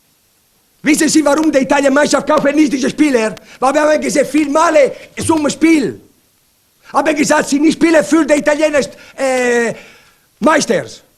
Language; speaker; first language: German; non-native, learner; Italian